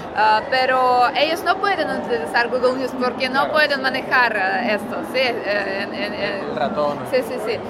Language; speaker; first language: Spanish; non-native, learner; Russian